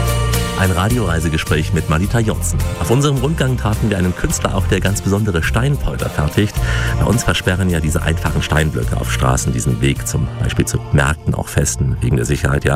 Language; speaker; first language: German; native; German